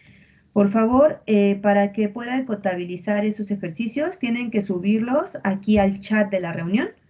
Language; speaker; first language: Spanish; native; Spanish